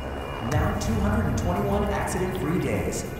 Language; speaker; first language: English; non-native, learner; Russian